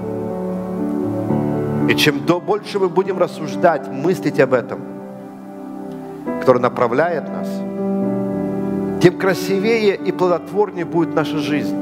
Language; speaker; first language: Russian; native; Russian